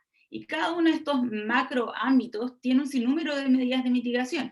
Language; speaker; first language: Spanish; native; Spanish